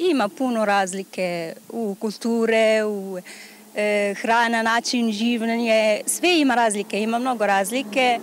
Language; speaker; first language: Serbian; non-native, learner; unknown